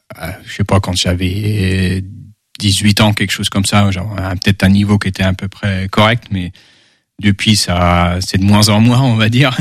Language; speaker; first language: French; early bilingual, heritage; Dutch